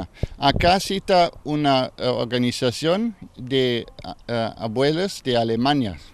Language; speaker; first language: Spanish; non-native, learner; German